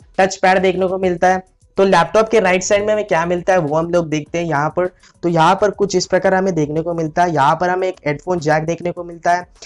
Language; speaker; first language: Hindi; native; Hindi